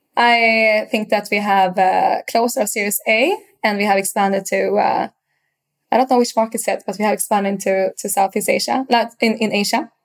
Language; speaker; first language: English; non-native, fluent; Swedish